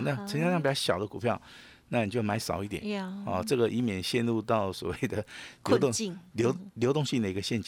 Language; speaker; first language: Chinese; native; Chinese